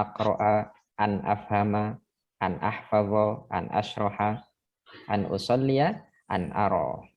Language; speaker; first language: Arabic; non-native, fluent; Indonesian